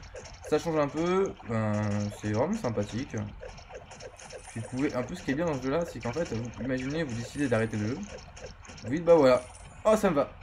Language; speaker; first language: French; native; French